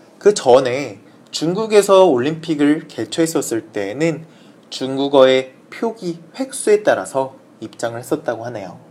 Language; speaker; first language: Korean; native; Korean